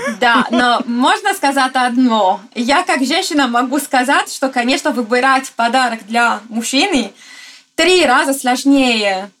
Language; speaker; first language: Russian; non-native, fluent; Italian